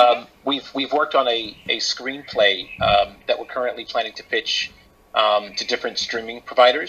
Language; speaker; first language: English; native; English